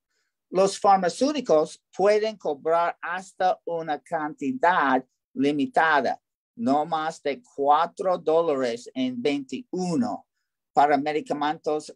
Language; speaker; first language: Spanish; non-native, learner; English